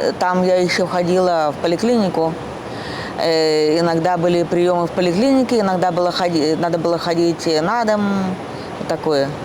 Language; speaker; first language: Russian; native; Russian